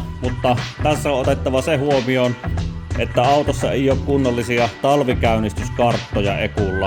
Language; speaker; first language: Finnish; native; Finnish